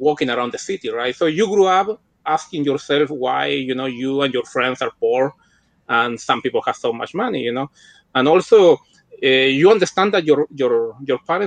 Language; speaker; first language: English; non-native, fluent; Spanish